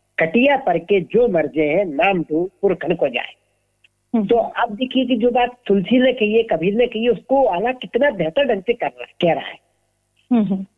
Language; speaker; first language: Hindi; native; Hindi